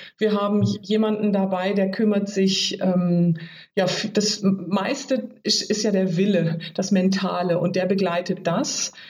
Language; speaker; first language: German; native; German